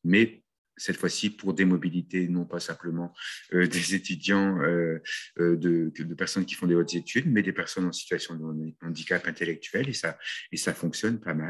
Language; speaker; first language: French; native; French